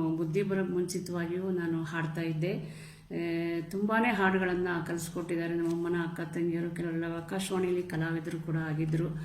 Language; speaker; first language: Kannada; native; Kannada